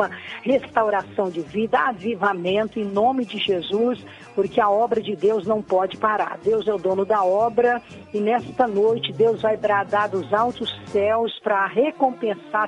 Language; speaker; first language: Portuguese; native; Portuguese